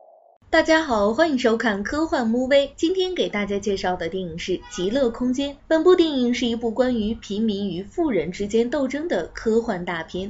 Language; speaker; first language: Chinese; native; Chinese